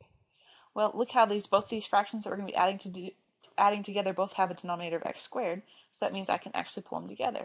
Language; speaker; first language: English; native; English